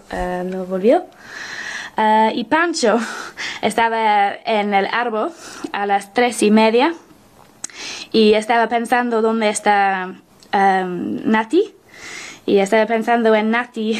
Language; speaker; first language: Spanish; non-native, learner; English